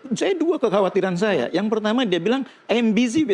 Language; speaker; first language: Indonesian; native; Indonesian